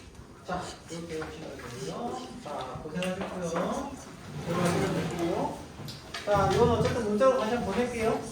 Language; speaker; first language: Korean; native; Korean